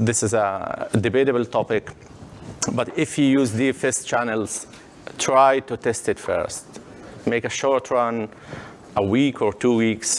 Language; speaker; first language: English; non-native, fluent; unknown